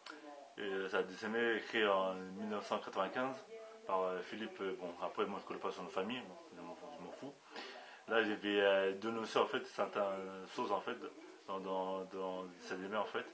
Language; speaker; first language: French; native; French